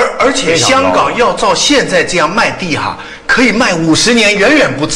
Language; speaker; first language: Chinese; native; Chinese